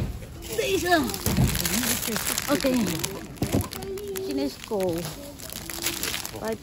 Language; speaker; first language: Dutch; non-native, learner; Indonesian